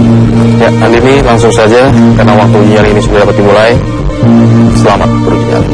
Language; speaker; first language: Indonesian; native; Indonesian